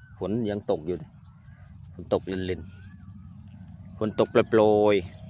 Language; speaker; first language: Thai; native; Thai